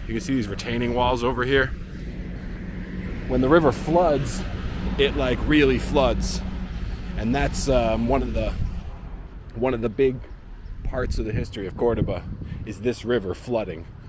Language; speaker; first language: English; native; English